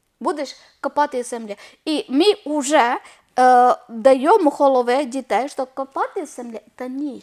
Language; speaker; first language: Ukrainian; non-native, learner; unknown